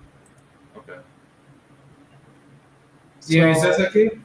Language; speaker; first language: Spanish; non-native, learner; English